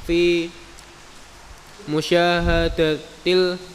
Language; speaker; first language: Arabic; non-native, learner; Indonesian